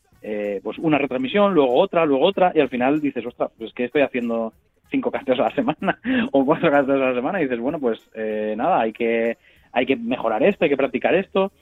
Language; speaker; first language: Spanish; native; Spanish